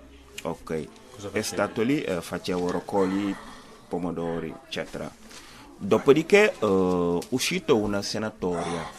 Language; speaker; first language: Italian; non-native, fluent; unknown